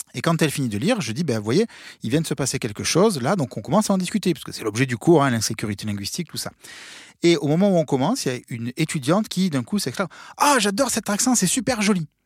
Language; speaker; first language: French; native; French